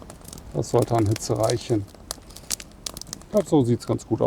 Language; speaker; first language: German; native; German